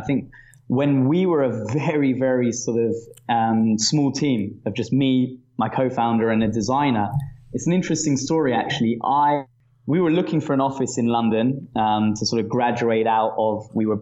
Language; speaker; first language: English; native; English